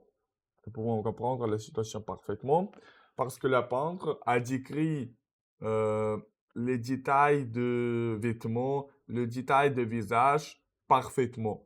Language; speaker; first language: French; non-native, learner; Russian